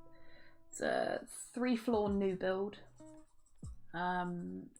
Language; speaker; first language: English; native; English